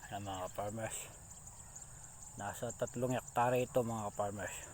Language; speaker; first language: Filipino; non-native, local second language; Pampanga